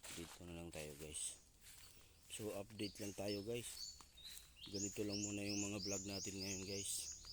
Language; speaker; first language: Filipino; non-native, local second language; Cebuano